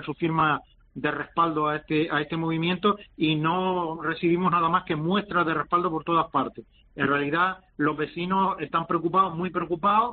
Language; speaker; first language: Spanish; native; Spanish